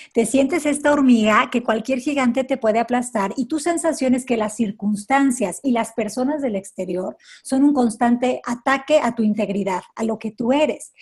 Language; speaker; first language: Spanish; native; Spanish